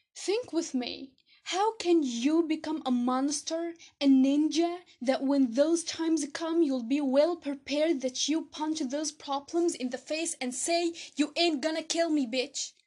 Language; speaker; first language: English; non-native, fluent; Arabic